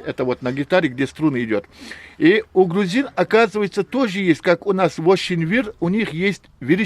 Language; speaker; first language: Russian; non-native, local second language; Ingush